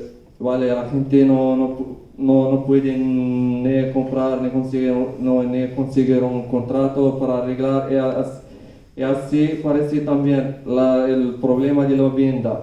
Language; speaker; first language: Spanish; non-native, learner; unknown